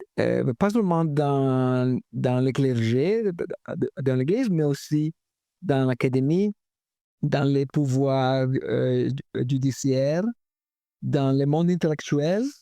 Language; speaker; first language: French; non-native, fluent; Italian